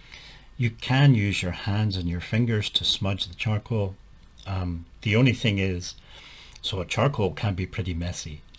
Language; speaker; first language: English; native; English